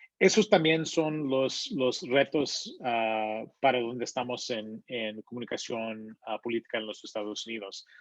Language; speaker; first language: Spanish; early bilingual, heritage; Spanish